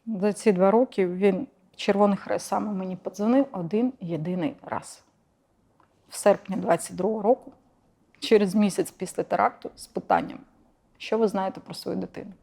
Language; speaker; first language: Ukrainian; non-native, local second language; Russian